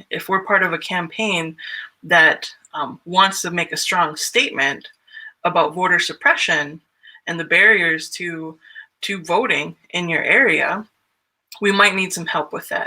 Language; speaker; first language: English; native; English